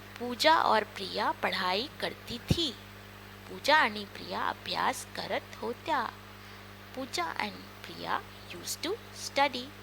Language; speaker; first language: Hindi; non-native, local second language; Marathi